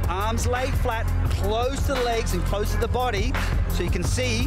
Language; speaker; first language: English; native; English